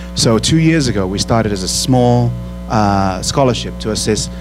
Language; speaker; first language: English; early bilingual, other home language; Thai